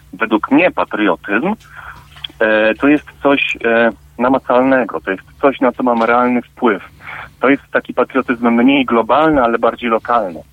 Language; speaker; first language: Polish; native; Polish